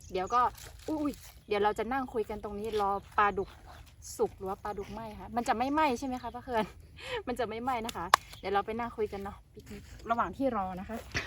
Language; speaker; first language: Thai; non-native, local second language; Western Kayah